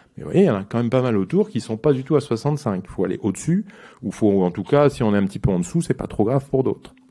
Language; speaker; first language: French; native; French